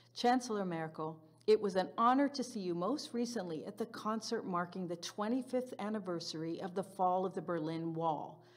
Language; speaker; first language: English; native; English